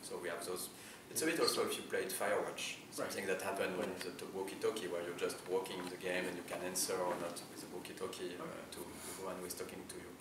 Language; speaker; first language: English; non-native, fluent; French